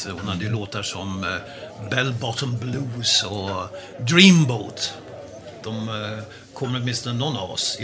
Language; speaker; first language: Swedish; native; Swedish